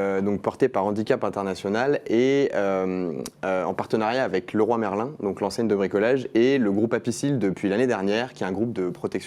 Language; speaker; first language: French; native; French